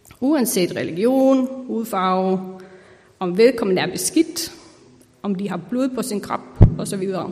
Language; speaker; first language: Danish; non-native, fluent; Icelandic